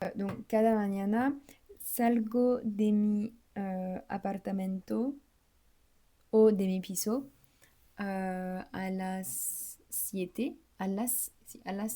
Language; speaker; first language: Spanish; non-native, learner; French